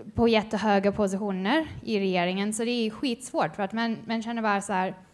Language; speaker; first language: Swedish; non-native, fluent; English